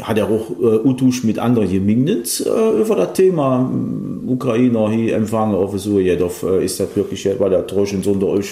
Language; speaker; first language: German; native; German